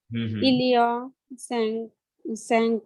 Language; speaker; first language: French; non-native, learner; Hindi